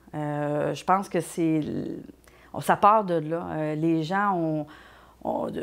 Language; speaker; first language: French; native; French